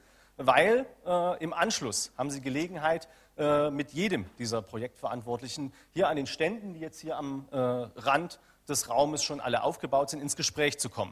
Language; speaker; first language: German; native; German